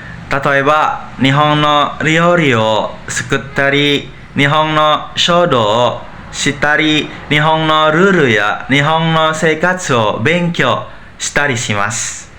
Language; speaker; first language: Japanese; non-native, learner; Indonesian